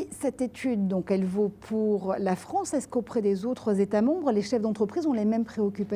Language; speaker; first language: French; native; French